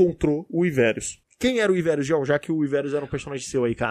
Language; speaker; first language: Portuguese; native; Portuguese